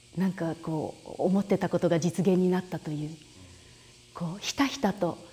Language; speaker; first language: Japanese; native; Japanese